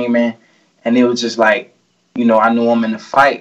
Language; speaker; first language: English; native; English